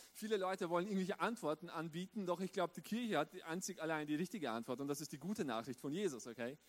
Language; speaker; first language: German; early bilingual, other home language; Romanian